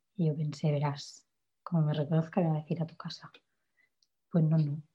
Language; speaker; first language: Spanish; native; Spanish